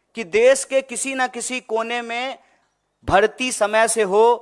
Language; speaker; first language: Hindi; native; Hindi